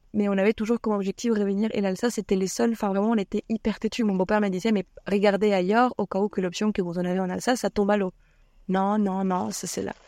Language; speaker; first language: French; non-native, fluent; Spanish